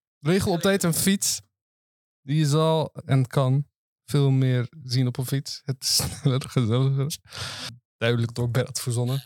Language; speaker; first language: Dutch; early bilingual, other home language; Turkish